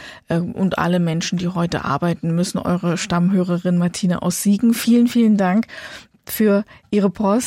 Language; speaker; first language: German; native; German